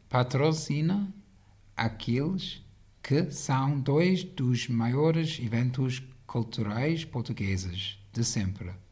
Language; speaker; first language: Portuguese; non-native, learner; English